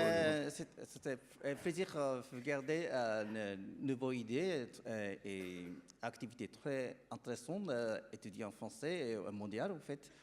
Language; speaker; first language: French; non-native, learner; Japanese